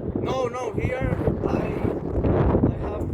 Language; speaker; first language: English; non-native, learner; Spanish